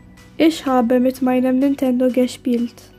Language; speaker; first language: German; non-native, learner; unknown